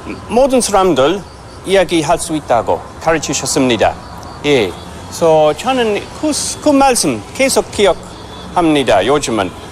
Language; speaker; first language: Korean; non-native, fluent; English